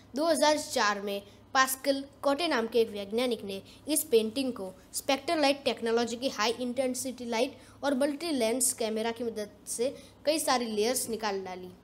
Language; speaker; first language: Hindi; non-native, local second language; Gujarati